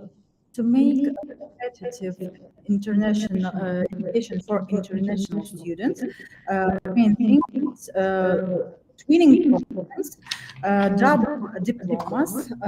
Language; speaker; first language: English; non-native, fluent; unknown